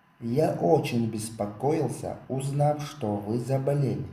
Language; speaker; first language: Russian; non-native, local second language; Tajik